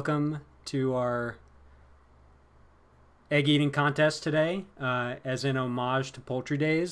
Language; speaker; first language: English; native; English